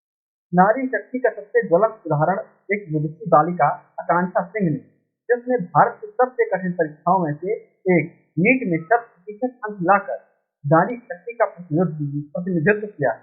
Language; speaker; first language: Hindi; native; Hindi